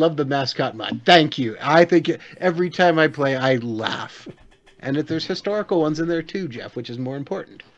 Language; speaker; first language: English; native; English